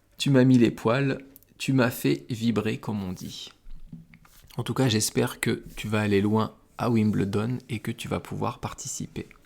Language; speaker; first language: French; native; French